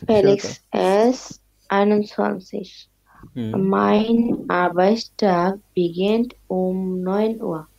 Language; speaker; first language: German; non-native, learner; Bangla